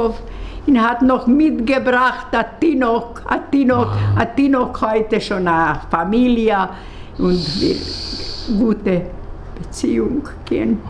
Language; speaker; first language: German; non-native, learner; Hungarian